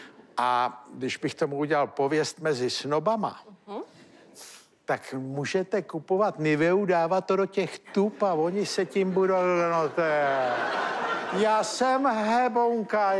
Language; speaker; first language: Czech; native; Czech